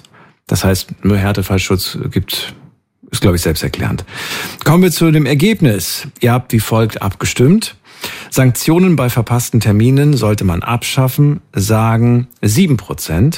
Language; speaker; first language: German; native; German